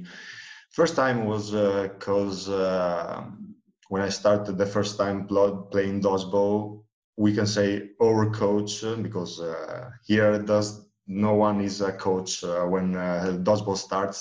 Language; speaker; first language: English; non-native, fluent; Italian